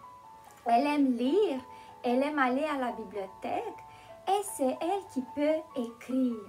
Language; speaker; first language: French; non-native, fluent; Romanian